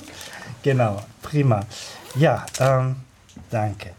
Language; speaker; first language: German; native; German